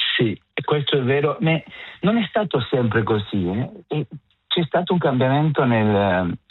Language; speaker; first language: Italian; non-native, fluent; Spanish